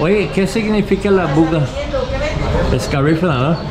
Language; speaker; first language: Spanish; non-native, learner; English